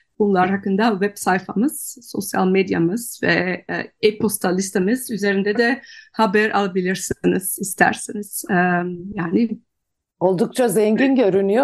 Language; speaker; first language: Turkish; non-native, fluent; Dutch